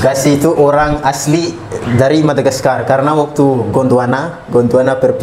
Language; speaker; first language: Indonesian; non-native, learner; Malagasy